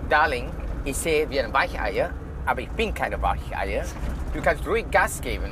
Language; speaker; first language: German; non-native, fluent; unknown